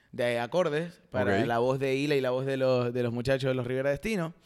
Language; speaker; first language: Spanish; native; Spanish